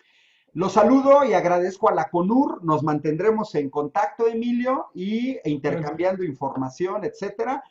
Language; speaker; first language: Spanish; native; Spanish